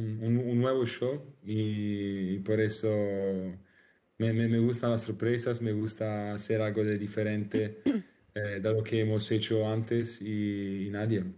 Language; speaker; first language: Spanish; non-native, learner; Italian